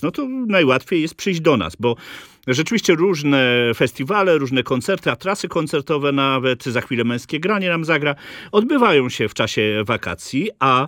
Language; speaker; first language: Polish; native; Polish